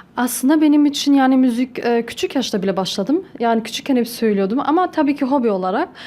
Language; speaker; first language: Turkish; early bilingual, heritage; Turkish